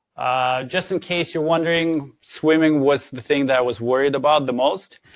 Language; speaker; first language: English; non-native, fluent; Ukrainian